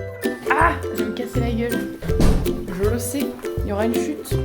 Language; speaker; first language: French; native; French